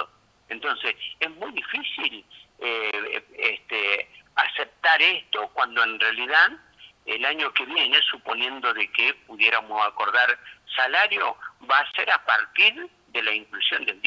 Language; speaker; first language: Spanish; native; Spanish